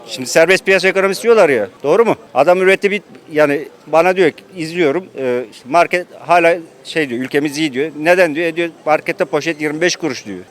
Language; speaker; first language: Turkish; native; Turkish